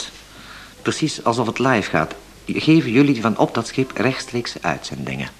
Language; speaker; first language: Dutch; native; Dutch